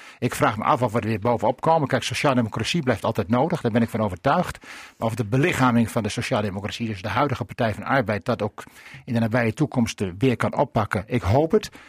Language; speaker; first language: Dutch; native; Dutch